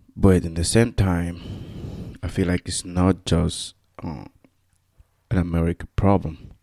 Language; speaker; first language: English; non-native, fluent; Spanish